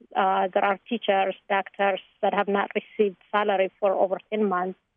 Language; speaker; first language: English; non-native, fluent; Tigrinya